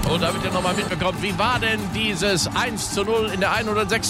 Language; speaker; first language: German; native; German